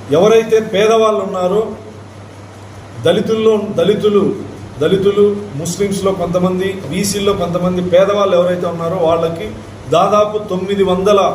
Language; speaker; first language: Telugu; native; Telugu